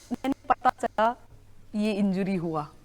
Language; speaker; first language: Hindi; non-native, local second language; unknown